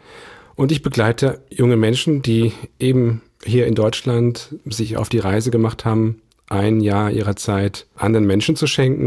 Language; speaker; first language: German; native; German